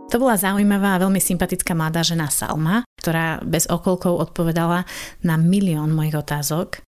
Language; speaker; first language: Slovak; native; Slovak